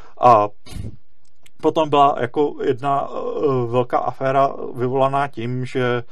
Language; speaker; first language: Czech; native; Czech